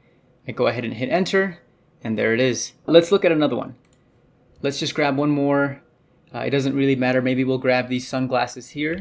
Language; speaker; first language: English; native; English